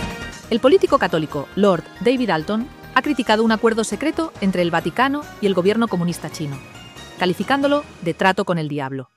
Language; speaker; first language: Spanish; native; Spanish